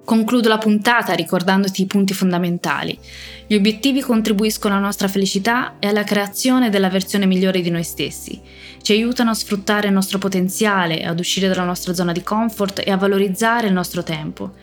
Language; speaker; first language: Italian; native; Italian